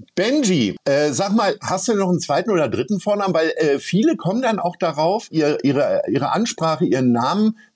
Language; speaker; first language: German; native; German